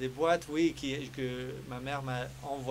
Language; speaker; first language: French; early bilingual, heritage; French